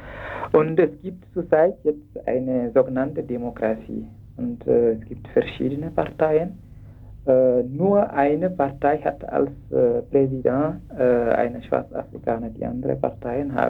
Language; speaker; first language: German; non-native, fluent; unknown